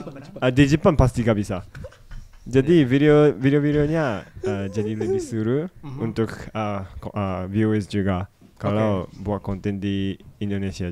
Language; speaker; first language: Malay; non-native, fluent; Japanese